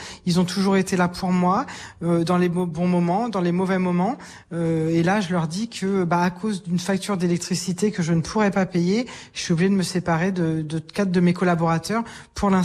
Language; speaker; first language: French; native; French